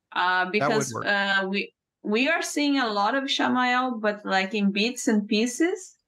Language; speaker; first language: English; non-native, fluent; Portuguese